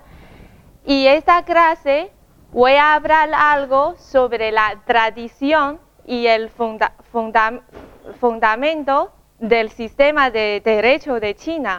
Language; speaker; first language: Spanish; non-native, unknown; Chinese